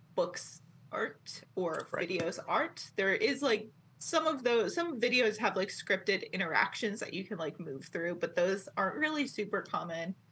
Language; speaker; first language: English; native; English